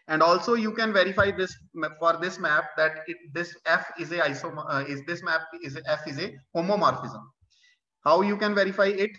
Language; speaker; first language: English; non-native, local second language; Punjabi